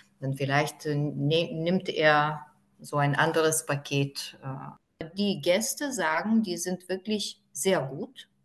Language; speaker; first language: German; non-native, fluent; Lithuanian